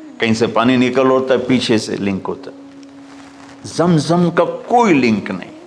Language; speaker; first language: Urdu; non-native, local second language; Punjabi